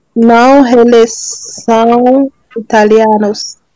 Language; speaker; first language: Portuguese; non-native, learner; Haitian Creole